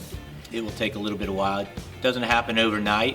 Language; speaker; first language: English; native; English